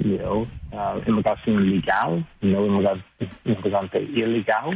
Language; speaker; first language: Spanish; non-native, learner; English